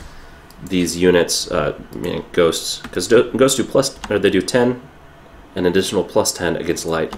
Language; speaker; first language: English; native; English